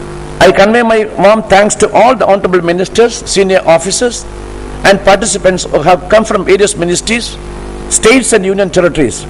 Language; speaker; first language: English; non-native, local second language; Malayalam